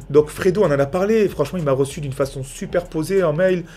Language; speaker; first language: French; native; French